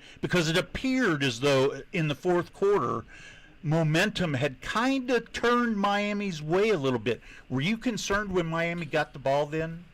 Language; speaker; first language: English; native; English